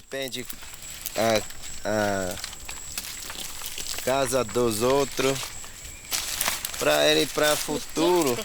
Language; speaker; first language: Portuguese; non-native, local second language; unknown